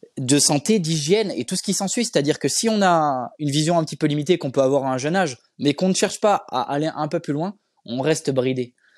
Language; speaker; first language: French; native; French